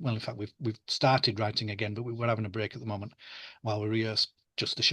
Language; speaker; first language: English; native; English